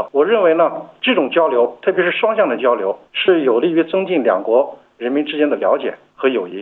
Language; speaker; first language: Chinese; native; Chinese